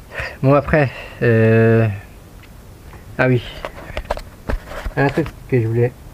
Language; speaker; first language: French; native; French